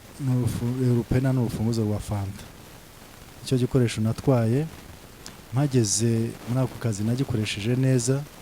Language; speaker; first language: Kinyarwanda; early bilingual, heritage; Kinyarwanda